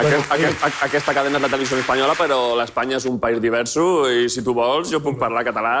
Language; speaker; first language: Catalan; non-native, local second language; Spanish